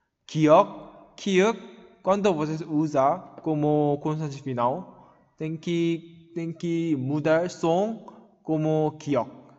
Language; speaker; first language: Portuguese; non-native, learner; Korean